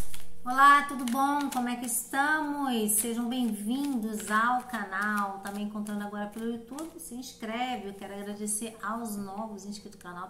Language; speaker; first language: Portuguese; native; Portuguese